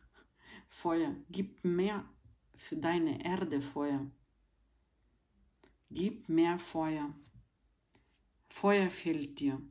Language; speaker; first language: German; non-native, fluent; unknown